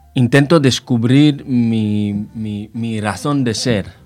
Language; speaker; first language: Spanish; non-native, fluent; Hebrew